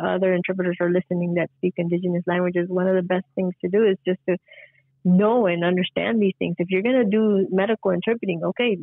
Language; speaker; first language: English; early bilingual, other home language; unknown